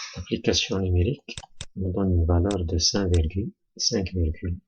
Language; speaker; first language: French; non-native, local second language; Arabic